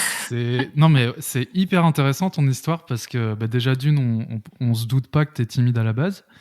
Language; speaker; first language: French; native; French